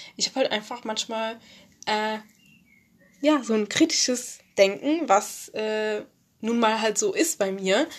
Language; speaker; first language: German; early bilingual, other home language; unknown